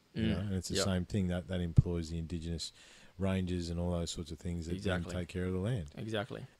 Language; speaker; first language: English; native; English